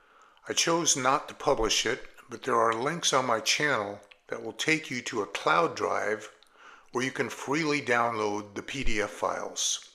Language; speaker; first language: English; native; English